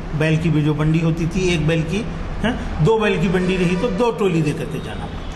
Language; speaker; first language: Urdu; native; Urdu